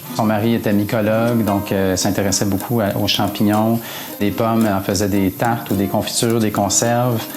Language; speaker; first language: French; native; French